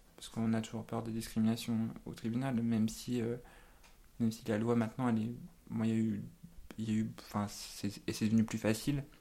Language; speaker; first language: French; native; French